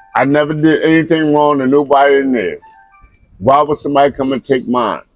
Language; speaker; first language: English; native; English